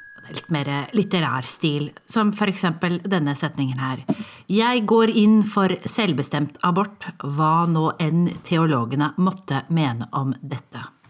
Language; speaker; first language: Norwegian; native; Norwegian